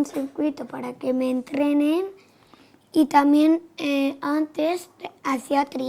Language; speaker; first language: Spanish; native; Spanish